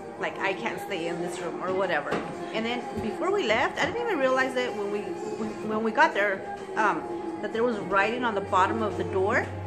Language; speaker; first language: English; early bilingual, other home language; Spanish